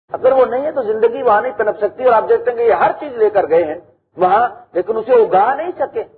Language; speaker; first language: Urdu; non-native, local second language; Punjabi